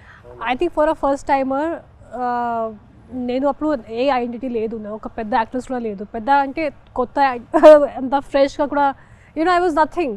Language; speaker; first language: Telugu; non-native, fluent; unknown